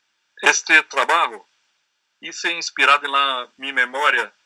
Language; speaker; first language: Spanish; non-native, learner; Portuguese